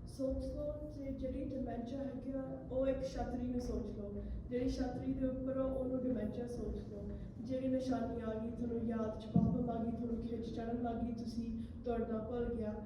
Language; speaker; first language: Punjabi; early bilingual, heritage; Punjabi